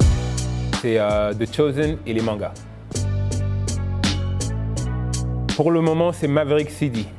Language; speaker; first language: French; non-native, local second language; Wolof